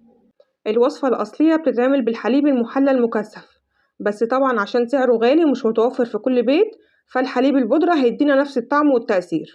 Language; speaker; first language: Arabic; native; Arabic